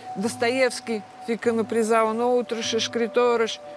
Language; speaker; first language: Portuguese; non-native, learner; Russian